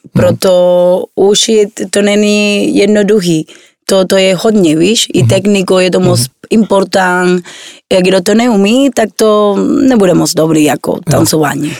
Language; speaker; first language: Czech; non-native, learner; Spanish